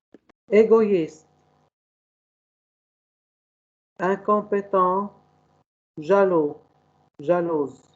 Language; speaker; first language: French; non-native, learner; Arabic